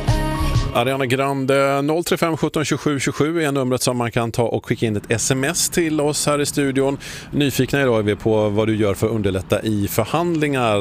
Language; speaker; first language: Swedish; native; Swedish